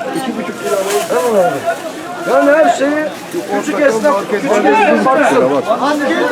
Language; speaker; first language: Turkish; native; Turkish